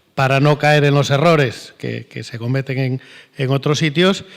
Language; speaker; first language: Spanish; native; Spanish